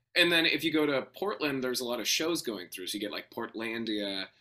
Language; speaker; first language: English; native; English